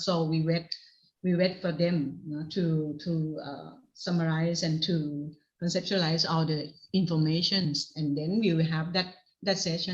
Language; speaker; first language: English; non-native, fluent; Thai